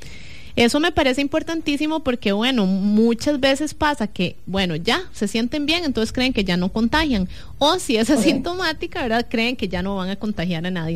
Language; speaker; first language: Spanish; native; Spanish